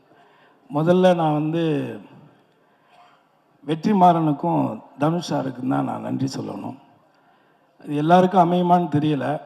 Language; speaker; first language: Tamil; native; Tamil